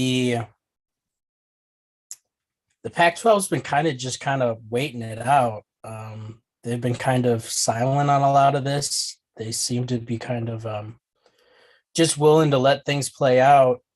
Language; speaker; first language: English; native; English